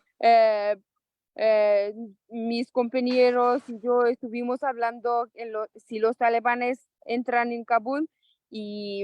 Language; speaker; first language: Spanish; non-native, local second language; Persian